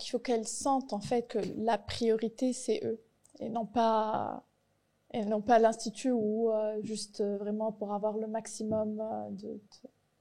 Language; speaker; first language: French; native; French